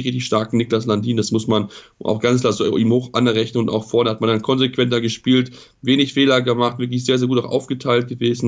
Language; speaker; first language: German; native; German